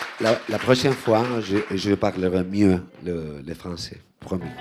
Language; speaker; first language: French; non-native, learner; Spanish